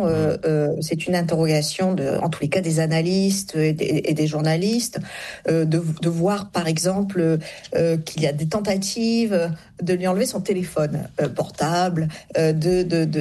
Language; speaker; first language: French; native; French